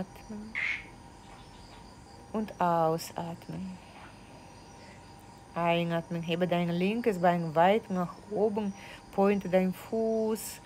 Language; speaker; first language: German; non-native, fluent; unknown